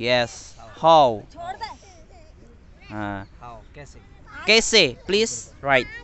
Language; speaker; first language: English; non-native, learner; Indonesian